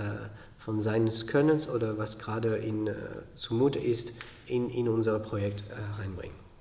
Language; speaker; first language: German; non-native, fluent; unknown